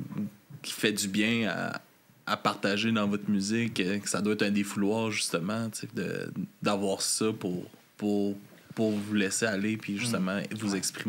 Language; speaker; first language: French; native; French